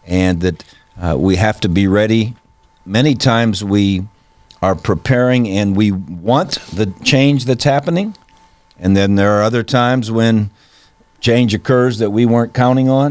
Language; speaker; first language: English; native; English